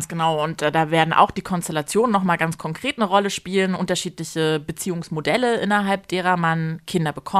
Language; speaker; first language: German; native; German